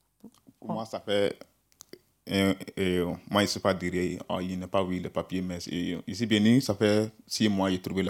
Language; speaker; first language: French; non-native, learner; Bambara